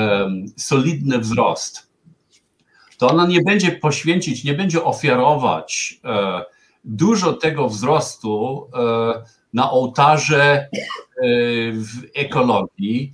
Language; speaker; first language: Polish; non-native, fluent; German